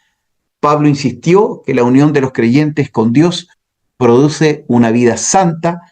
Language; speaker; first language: Spanish; native; Spanish